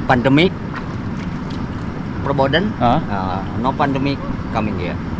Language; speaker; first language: English; non-native, learner; Indonesian